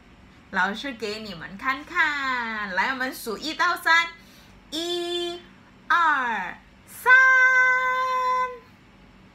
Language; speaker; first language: Chinese; non-native, fluent; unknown